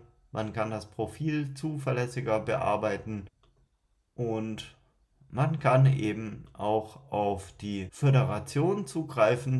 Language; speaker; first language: German; native; German